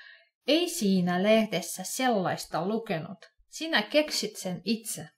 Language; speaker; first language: Finnish; non-native, fluent; Russian